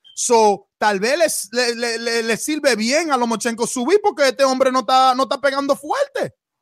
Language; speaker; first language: Spanish; early bilingual, heritage; Spanish